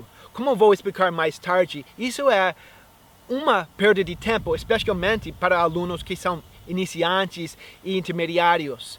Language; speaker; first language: Portuguese; non-native, fluent; English